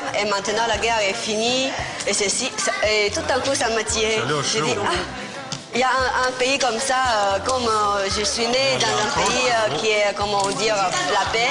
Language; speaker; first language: French; non-native, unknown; Chinese